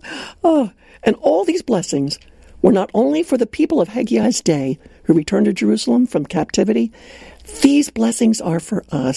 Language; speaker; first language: English; native; English